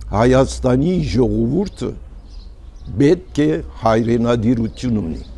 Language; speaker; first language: Armenian; early bilingual, heritage; Armenian